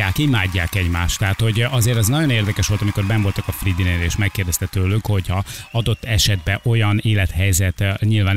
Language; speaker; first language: Hungarian; native; Hungarian